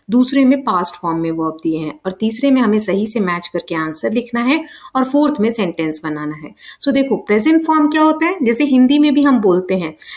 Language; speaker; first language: Hindi; native; Hindi